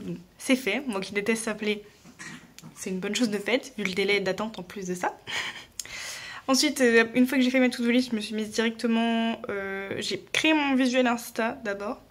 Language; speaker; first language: French; native; French